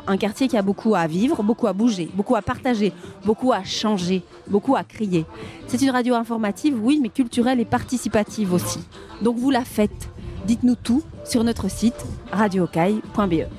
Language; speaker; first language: French; native; French